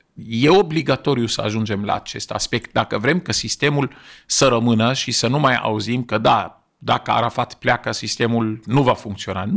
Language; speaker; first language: Romanian; non-native, fluent; Arabic